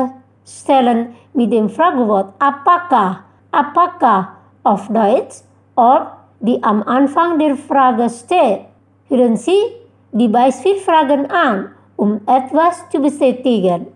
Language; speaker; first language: German; non-native, fluent; Indonesian